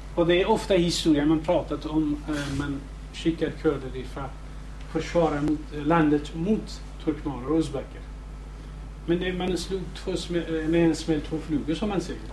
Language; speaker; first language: Swedish; non-native, fluent; Kurdish